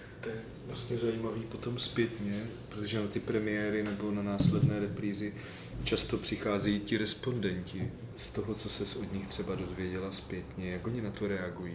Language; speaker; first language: Czech; native; Czech